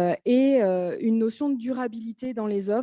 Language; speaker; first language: French; native; French